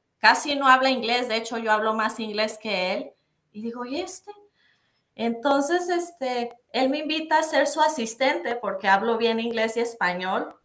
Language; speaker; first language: Spanish; native; Spanish